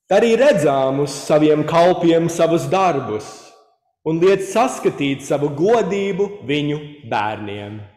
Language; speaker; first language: Latvian; early bilingual, heritage; Latvian